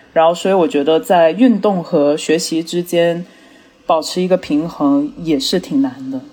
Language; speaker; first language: Chinese; early bilingual, heritage; Chinese